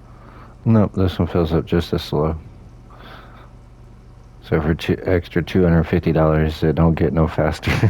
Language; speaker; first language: English; native; English